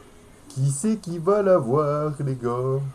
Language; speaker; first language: French; native; French